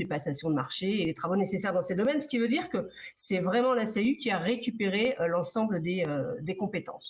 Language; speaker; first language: French; native; French